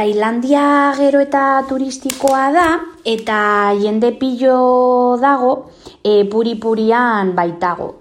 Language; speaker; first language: Basque; non-native, local second language; Spanish